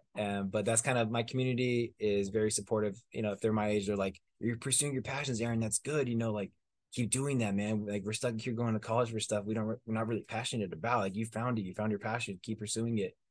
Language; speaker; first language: English; early bilingual, other home language; Spanish